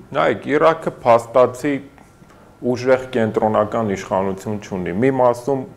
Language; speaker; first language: Armenian; native; Armenian